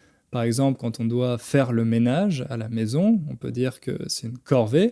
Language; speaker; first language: French; native; French